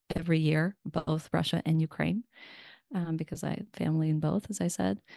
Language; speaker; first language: English; non-native, fluent; Russian